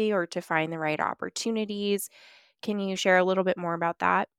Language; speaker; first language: English; early bilingual, other home language; Filipino